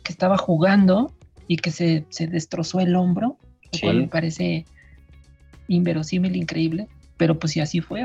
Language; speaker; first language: Spanish; native; Spanish